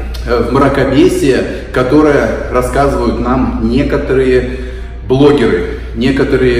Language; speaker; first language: Russian; native; Russian